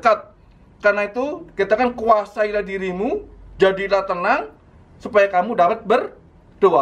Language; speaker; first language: Indonesian; native; Indonesian